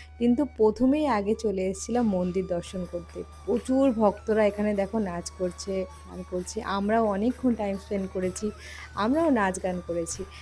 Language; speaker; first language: Bangla; native; Bangla